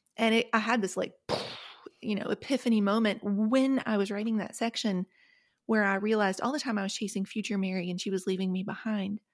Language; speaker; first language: English; native; English